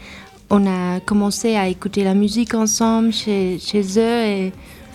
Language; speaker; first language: French; non-native, fluent; English